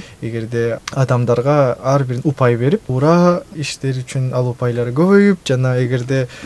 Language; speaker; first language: Kyrgyz; native; Kyrgyz